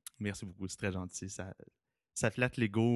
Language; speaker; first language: French; native; French